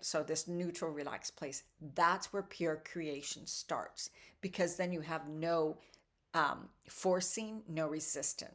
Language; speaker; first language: English; native; English